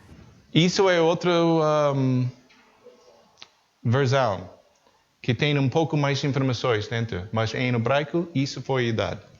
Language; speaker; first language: Portuguese; non-native, learner; English